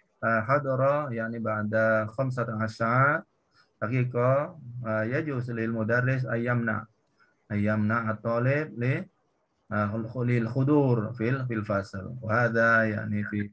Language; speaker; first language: Arabic; non-native, learner; Indonesian